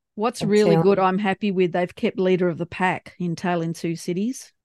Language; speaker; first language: English; native; English